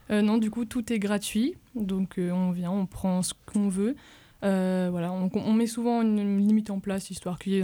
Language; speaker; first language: French; native; French